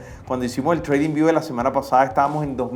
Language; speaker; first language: Spanish; native; Spanish